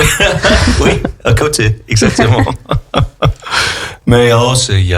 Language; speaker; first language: French; non-native, fluent; English